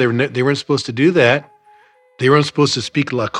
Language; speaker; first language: English; native; English